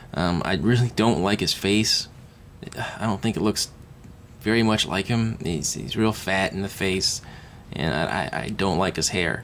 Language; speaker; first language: English; native; English